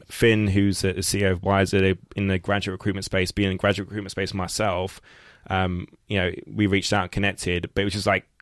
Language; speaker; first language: English; native; English